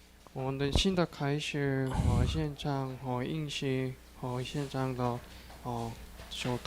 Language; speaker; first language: Chinese; non-native, learner; Korean